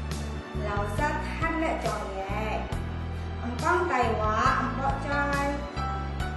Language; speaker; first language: Cantonese; non-native, learner; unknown